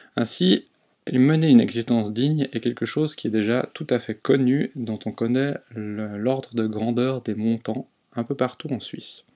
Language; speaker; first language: French; native; French